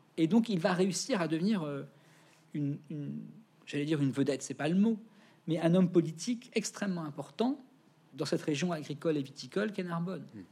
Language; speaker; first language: French; native; French